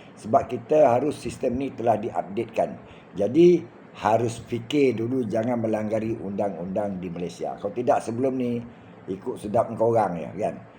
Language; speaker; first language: Malay; native; Malay